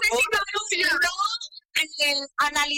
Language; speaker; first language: Spanish; native; Spanish